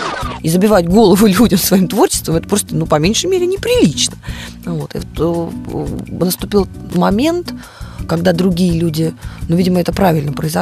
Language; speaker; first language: Russian; native; Russian